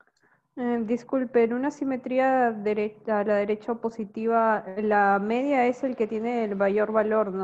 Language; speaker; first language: Spanish; native; Spanish